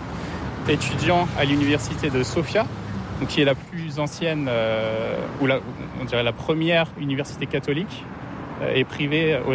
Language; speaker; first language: French; native; French